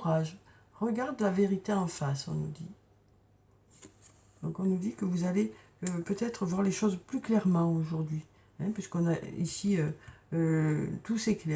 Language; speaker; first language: French; native; French